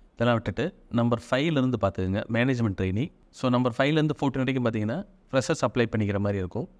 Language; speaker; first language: Tamil; native; Tamil